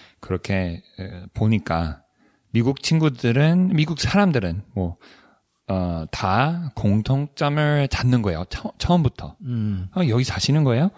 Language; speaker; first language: Korean; non-native, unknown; English